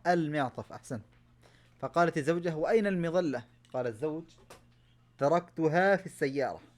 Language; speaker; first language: Arabic; non-native, fluent; Bangla